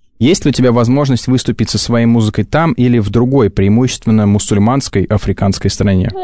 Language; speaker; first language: Russian; native; Russian